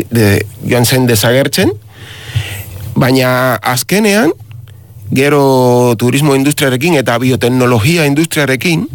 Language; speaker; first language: Basque; non-native, learner; Spanish